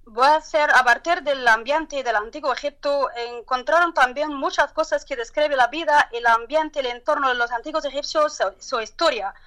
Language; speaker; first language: Spanish; non-native, learner; Turkish